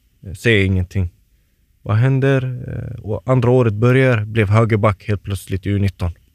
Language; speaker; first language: Swedish; early bilingual, other home language; Turoyo